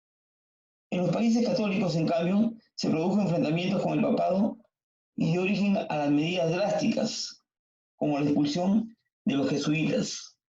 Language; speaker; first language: Spanish; native; Spanish